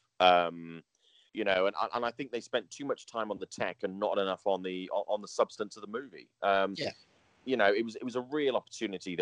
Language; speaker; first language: English; native; English